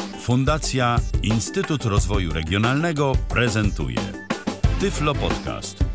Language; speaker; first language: Polish; native; Polish